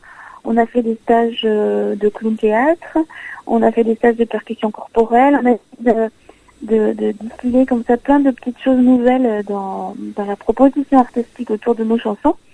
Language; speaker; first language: French; native; French